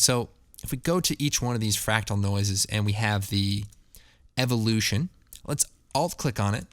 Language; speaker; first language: English; native; English